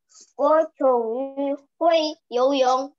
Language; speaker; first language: Chinese; non-native, learner; Indonesian